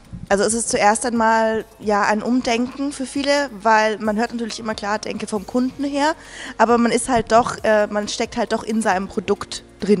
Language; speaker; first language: German; native; German